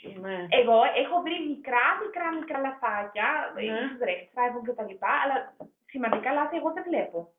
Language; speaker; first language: Greek; non-native, learner; German